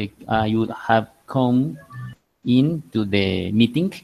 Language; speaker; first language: English; non-native, learner; Spanish